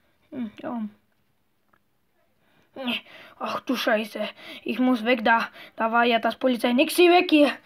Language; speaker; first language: German; non-native, learner; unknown